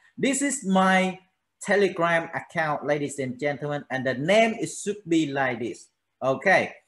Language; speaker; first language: English; non-native, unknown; Vietnamese